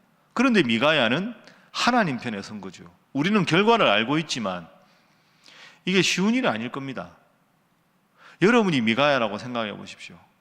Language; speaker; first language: Korean; native; Korean